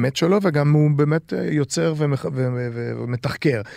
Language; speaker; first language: Hebrew; early bilingual, other home language; Arabic